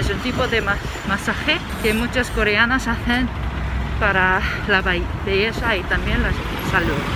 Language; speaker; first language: Spanish; non-native, fluent; Korean